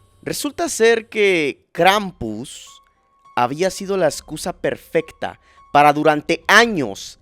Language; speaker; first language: Spanish; native; Spanish